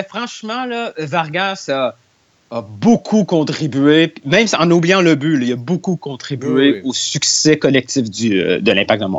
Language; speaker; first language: French; native; French